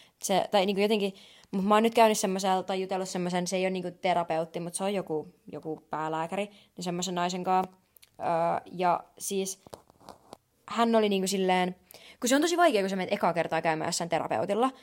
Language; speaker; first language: Finnish; native; Finnish